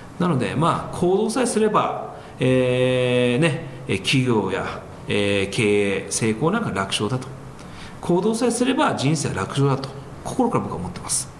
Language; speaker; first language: Japanese; early bilingual, heritage; Japanese